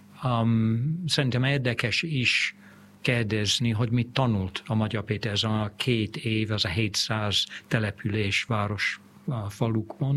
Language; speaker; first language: Hungarian; early bilingual, heritage; English